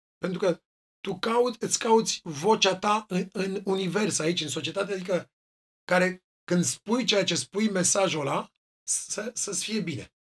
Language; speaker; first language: Romanian; native; Romanian